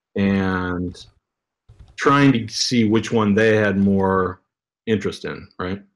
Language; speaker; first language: English; native; English